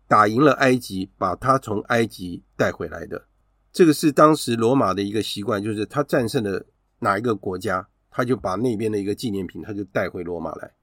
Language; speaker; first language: Chinese; native; Chinese